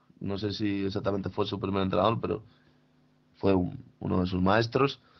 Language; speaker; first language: Spanish; native; Spanish